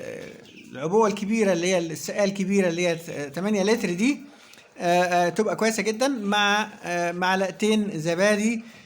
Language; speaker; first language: Arabic; native; Arabic